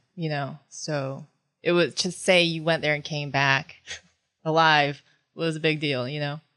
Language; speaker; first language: English; early bilingual, other home language; Filipino